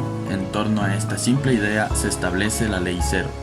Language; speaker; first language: Spanish; native; Spanish